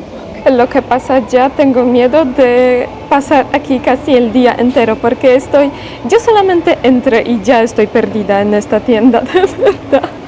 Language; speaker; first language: Spanish; non-native, fluent; Polish